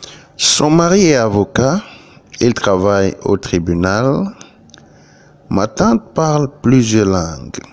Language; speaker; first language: French; non-native, learner; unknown